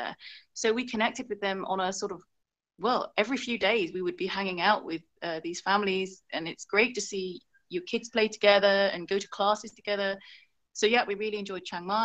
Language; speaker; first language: English; native; English